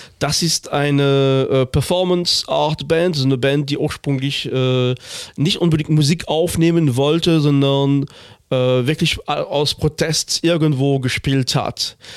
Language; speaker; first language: German; non-native, fluent; French